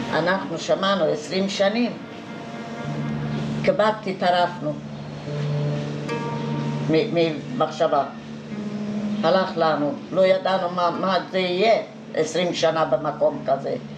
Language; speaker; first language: Hebrew; non-native, fluent; Hungarian